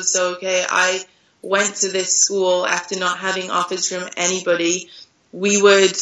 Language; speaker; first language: English; native; English